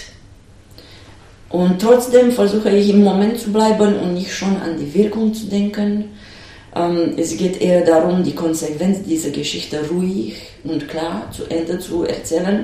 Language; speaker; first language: German; non-native, fluent; Romanian